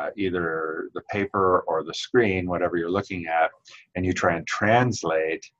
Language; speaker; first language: English; native; English